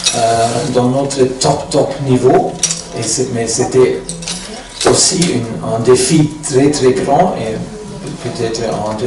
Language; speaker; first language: French; non-native, fluent; German